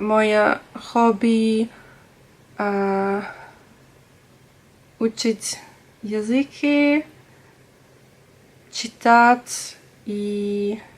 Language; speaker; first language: Russian; non-native, learner; German